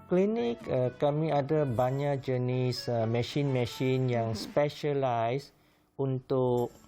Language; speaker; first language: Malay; non-native, local second language; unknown